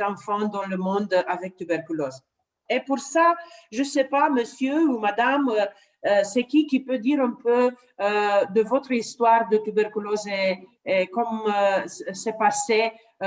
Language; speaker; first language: French; non-native, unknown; Romanian